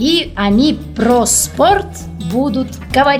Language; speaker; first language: Russian; non-native, learner; Italian